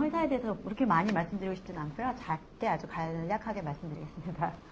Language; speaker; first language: Korean; native; Korean